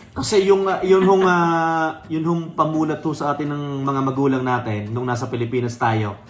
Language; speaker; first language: Filipino; native; Filipino